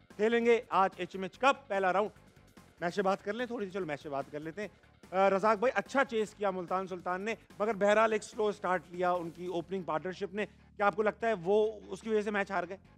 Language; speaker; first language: Urdu; native; Urdu